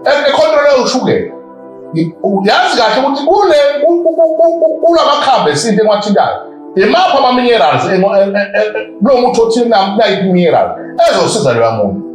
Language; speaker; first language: Zulu; native; Zulu